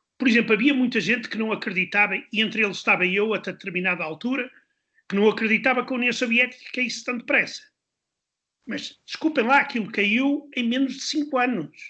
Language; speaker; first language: Portuguese; native; Portuguese